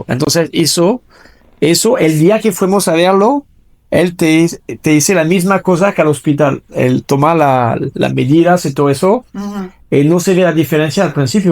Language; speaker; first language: Spanish; non-native, fluent; French